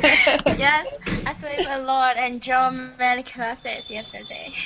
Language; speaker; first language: English; non-native, learner; Chinese